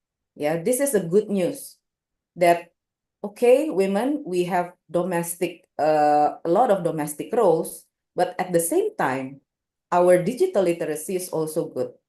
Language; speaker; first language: English; non-native, local second language; Indonesian